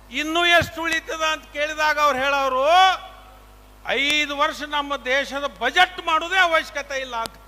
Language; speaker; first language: Kannada; native; Kannada